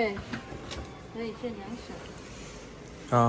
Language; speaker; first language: Chinese; non-native, learner; Vietnamese